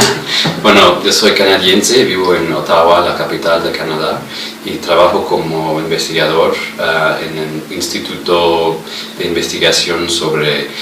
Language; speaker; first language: Spanish; non-native, fluent; English